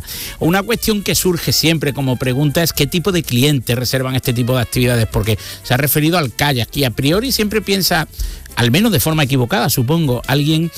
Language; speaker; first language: Spanish; native; Spanish